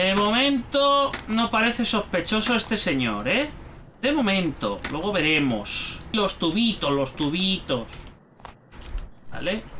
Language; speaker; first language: Spanish; native; Spanish